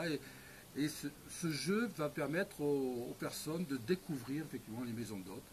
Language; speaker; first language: French; native; French